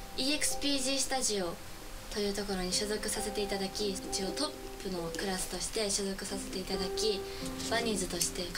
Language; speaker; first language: Japanese; native; Japanese